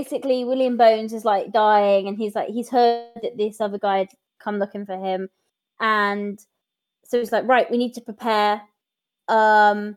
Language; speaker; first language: English; native; English